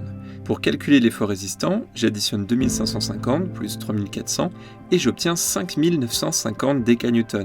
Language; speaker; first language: French; native; French